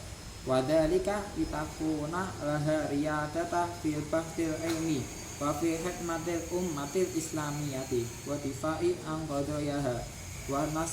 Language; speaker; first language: Arabic; non-native, learner; Indonesian